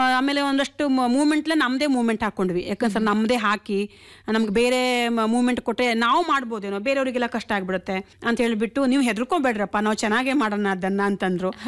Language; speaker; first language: Kannada; non-native, local second language; Konkani